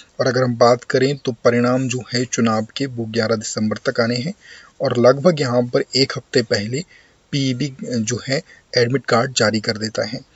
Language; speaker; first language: Hindi; native; Hindi